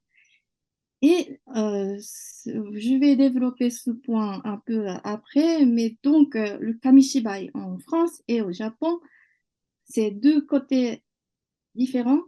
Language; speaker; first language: French; non-native, fluent; Japanese